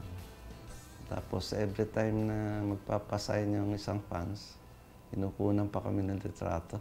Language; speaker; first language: Filipino; native; Filipino